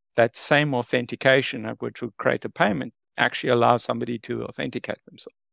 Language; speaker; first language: English; native; English